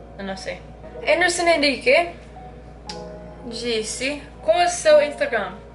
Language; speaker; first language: Portuguese; non-native, learner; English